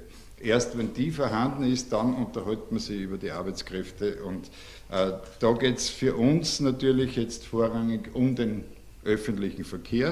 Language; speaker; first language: German; native; German